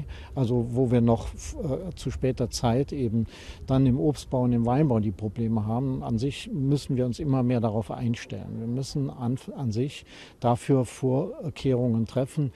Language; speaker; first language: German; native; German